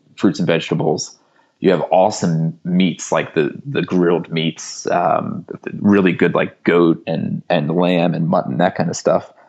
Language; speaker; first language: English; native; English